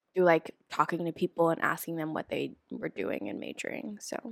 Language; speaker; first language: English; early bilingual, other home language; Vietnamese